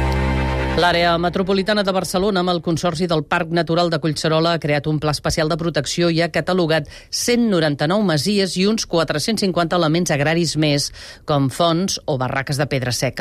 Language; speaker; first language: Catalan; native; Catalan